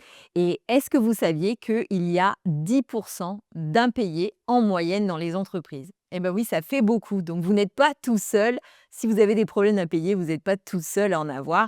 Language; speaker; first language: French; native; French